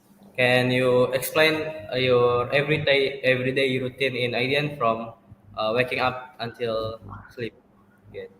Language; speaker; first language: English; non-native, fluent; Indonesian